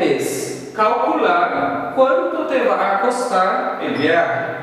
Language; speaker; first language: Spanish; non-native, fluent; Portuguese